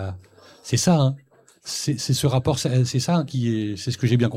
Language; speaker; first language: French; native; French